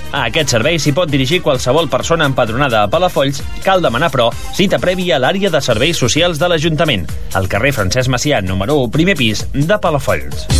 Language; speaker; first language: Catalan; native; Catalan